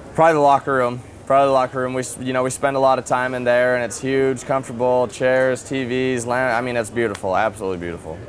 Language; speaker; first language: English; native; English